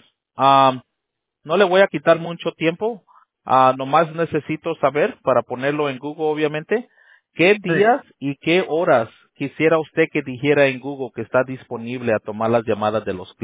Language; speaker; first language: Spanish; native; Spanish